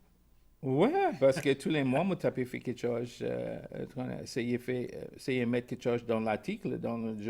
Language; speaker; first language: French; non-native, local second language; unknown